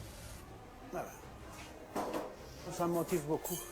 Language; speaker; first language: French; non-native, fluent; Portuguese